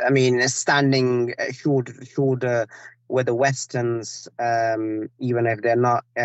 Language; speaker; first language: English; non-native, fluent; Persian